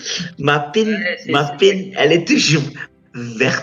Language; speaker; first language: French; native; French